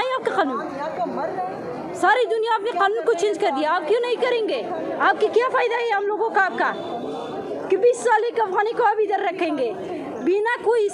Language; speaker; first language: Hindi; non-native, fluent; Persian